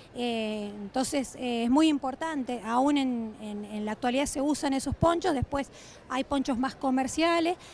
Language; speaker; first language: Spanish; native; Spanish